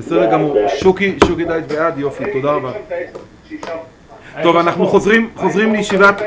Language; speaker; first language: Hebrew; native; Hebrew